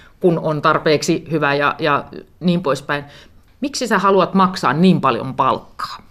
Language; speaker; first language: Finnish; native; Finnish